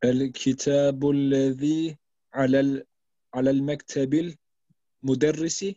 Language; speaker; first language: Arabic; non-native, learner; German